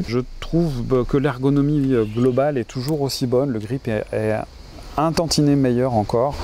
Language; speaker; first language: French; native; French